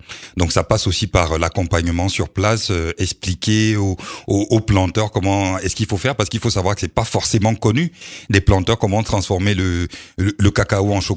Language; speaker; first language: French; native; French